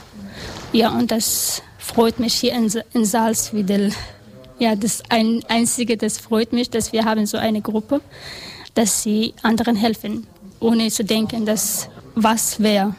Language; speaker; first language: German; non-native, learner; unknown